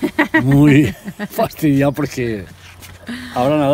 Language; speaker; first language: Spanish; non-native, learner; French